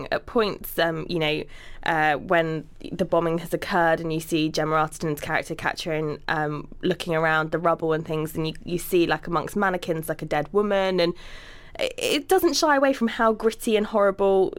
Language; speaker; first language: English; native; English